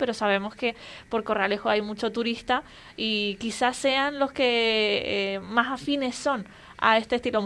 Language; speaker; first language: Spanish; native; Spanish